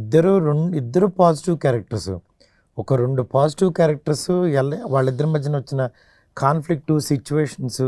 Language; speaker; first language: Telugu; native; Telugu